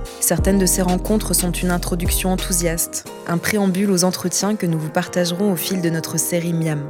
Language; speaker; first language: French; native; French